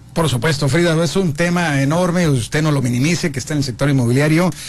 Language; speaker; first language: Spanish; native; Spanish